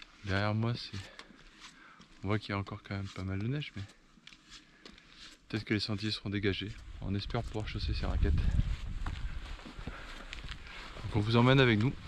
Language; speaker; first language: French; native; French